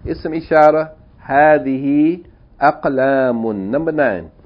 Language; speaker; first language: Arabic; non-native, fluent; English